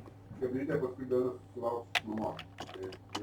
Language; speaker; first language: Lithuanian; native; Lithuanian